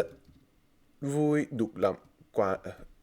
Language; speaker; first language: Vietnamese; non-native, learner; English